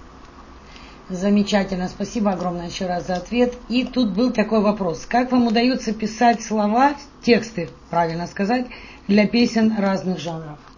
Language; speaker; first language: Russian; native; Russian